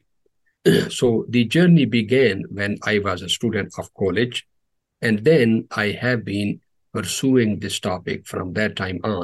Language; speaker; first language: English; non-native, local second language; Urdu